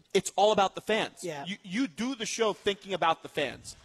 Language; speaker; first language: English; native; English